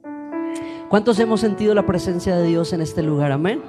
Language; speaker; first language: Spanish; native; Spanish